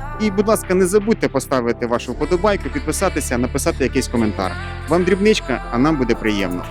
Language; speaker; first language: Ukrainian; native; Ukrainian